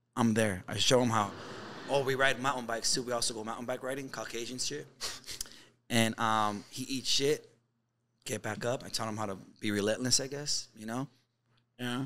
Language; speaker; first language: English; native; English